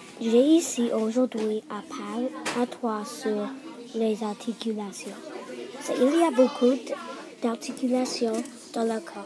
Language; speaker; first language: French; non-native, learner; English